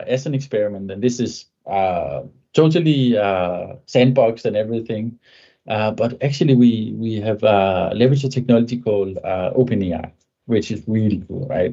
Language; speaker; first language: English; non-native, fluent; Danish